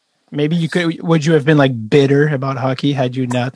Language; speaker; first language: English; non-native, fluent; French